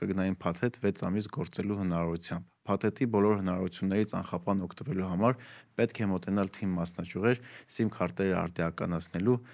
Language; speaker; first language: Armenian; native; Armenian